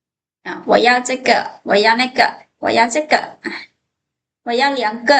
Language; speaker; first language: Chinese; non-native, fluent; Lao